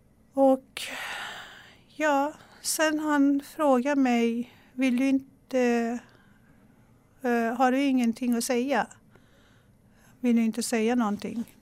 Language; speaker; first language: Swedish; non-native, fluent; Persian